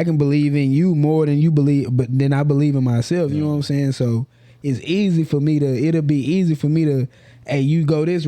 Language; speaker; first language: English; native; English